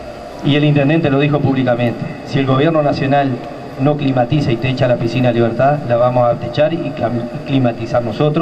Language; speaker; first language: Spanish; native; Spanish